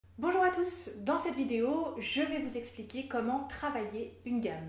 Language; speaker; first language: French; native; French